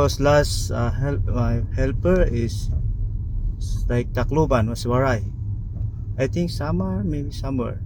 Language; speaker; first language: English; non-native, learner; Nepali